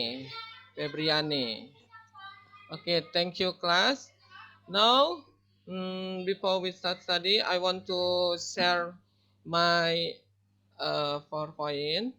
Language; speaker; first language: English; non-native, learner; Indonesian